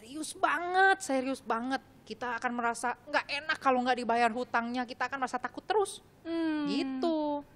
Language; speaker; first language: Indonesian; native; Indonesian